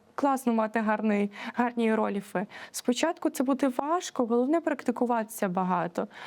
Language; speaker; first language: Ukrainian; native; Ukrainian